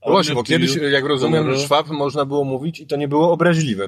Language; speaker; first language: Polish; native; Polish